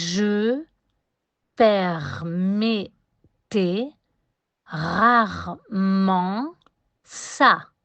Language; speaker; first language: French; non-native, fluent; Spanish